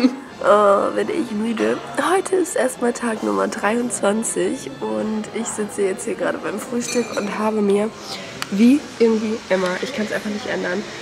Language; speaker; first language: German; native; German